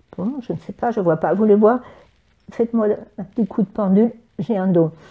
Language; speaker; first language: French; native; French